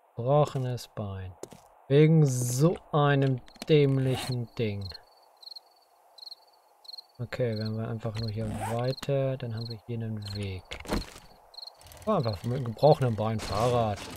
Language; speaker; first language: German; native; German